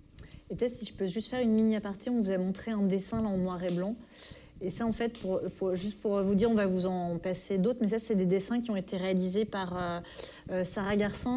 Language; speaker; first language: French; native; French